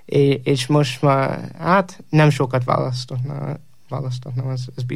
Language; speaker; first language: Hungarian; non-native, learner; English